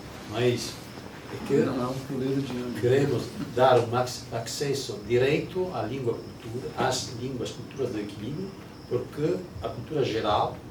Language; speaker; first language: Portuguese; non-native, learner; Italian